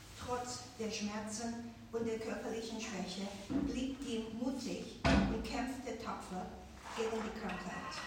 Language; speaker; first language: German; non-native, fluent; Chinese